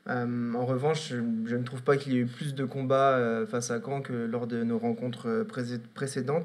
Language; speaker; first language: French; native; French